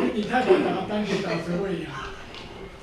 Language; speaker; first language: Chinese; non-native, local second language; Min Nan Chinese